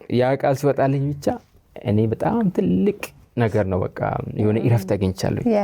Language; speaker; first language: Amharic; non-native, local second language; Oromo